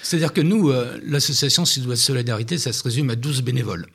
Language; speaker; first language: French; native; French